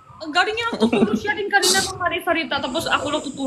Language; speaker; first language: Filipino; non-native, learner; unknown